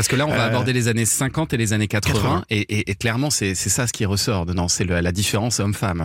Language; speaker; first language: French; native; French